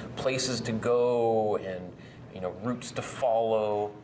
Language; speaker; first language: English; native; English